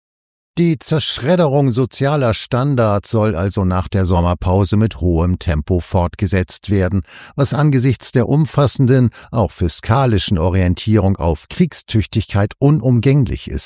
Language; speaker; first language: German; native; German